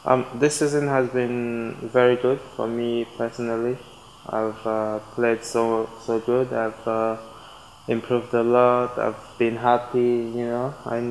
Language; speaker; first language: English; non-native, local second language; Igbo